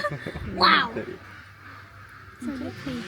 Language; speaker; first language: English; non-native, learner; Vietnamese